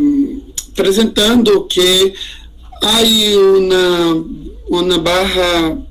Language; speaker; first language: Spanish; non-native, learner; Portuguese